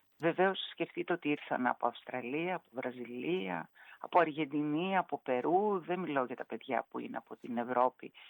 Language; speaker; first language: Greek; native; Greek